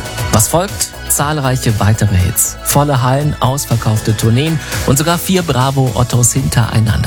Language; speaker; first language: German; native; German